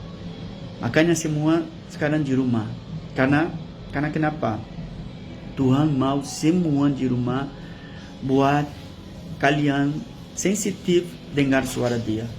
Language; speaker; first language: Indonesian; non-native, learner; Portuguese